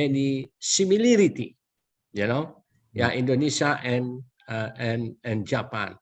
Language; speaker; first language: English; non-native, learner; Indonesian